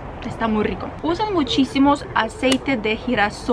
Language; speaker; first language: Spanish; non-native, fluent; Russian